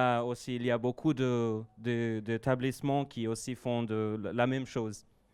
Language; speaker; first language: French; non-native, learner; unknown